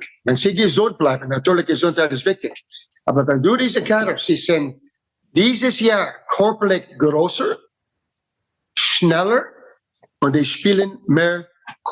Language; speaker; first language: German; non-native, learner; English